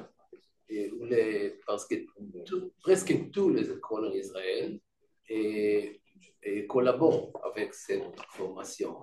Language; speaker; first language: French; non-native, fluent; Hebrew